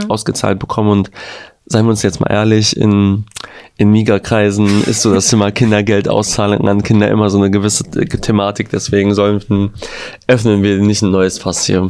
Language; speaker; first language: German; early bilingual, other home language; Albanian